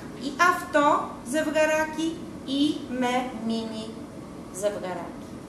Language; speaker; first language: Greek; non-native, learner; Russian